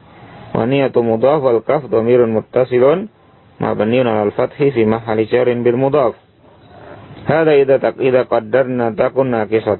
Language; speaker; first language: Arabic; non-native, fluent; Indonesian